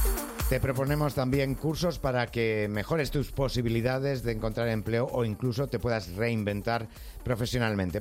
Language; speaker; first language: Spanish; native; Spanish